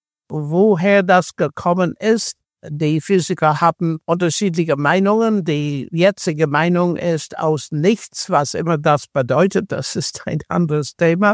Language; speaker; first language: German; non-native, fluent; English